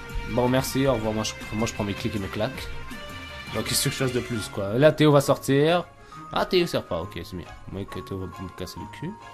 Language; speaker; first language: French; native; French